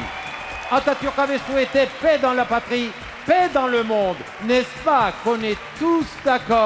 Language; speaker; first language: French; non-native, learner; Turkish